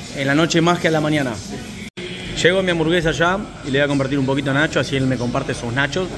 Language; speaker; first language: Spanish; native; Spanish